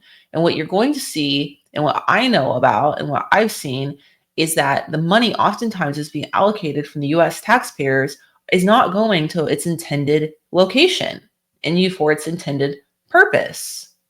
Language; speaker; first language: English; native; English